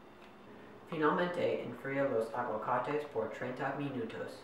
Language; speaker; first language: Spanish; non-native, learner; English